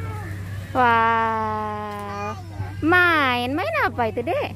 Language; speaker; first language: Indonesian; non-native, local second language; Javanese